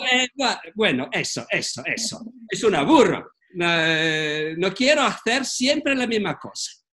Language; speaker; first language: Spanish; non-native, fluent; Italian